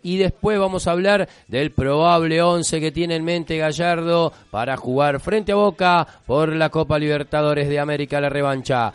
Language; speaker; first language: Spanish; native; Spanish